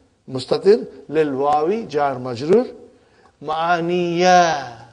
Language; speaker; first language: Arabic; non-native, fluent; English